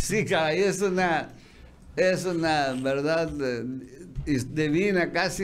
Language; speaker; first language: Spanish; native; Spanish